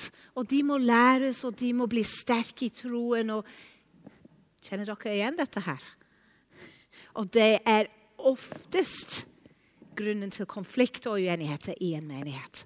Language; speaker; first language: Norwegian; non-native, fluent; English